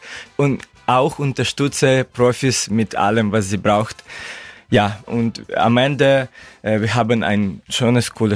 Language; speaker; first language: German; non-native, learner; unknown